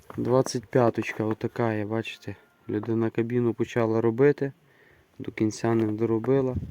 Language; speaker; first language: Ukrainian; native; Ukrainian